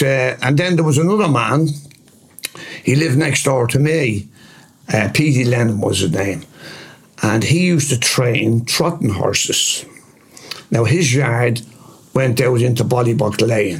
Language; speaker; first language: English; native; English